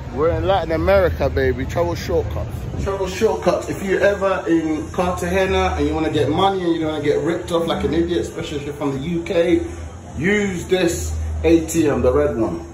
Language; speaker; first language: English; native; English